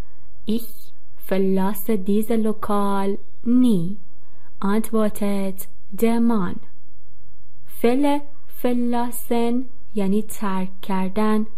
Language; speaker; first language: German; non-native, fluent; Persian